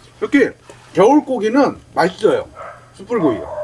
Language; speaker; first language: Korean; native; Korean